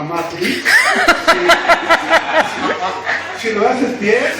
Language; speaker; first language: Spanish; non-native, fluent; English